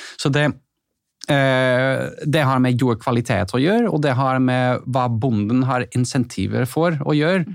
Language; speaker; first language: Norwegian; non-native, fluent; Dutch